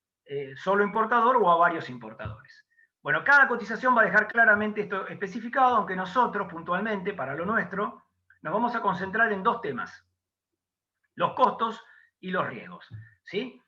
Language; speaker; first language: Spanish; native; Spanish